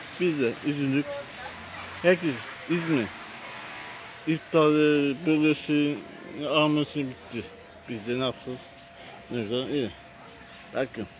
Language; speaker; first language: Turkish; non-native, learner; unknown